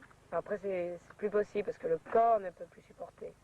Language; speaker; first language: French; native; French